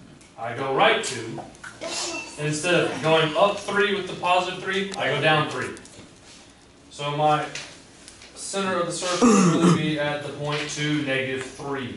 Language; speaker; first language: English; native; English